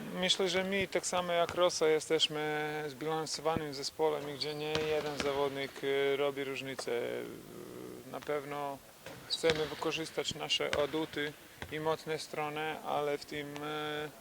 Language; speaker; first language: Polish; non-native, fluent; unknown